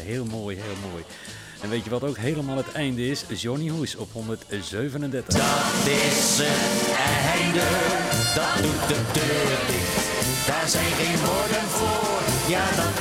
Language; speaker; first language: Dutch; native; Dutch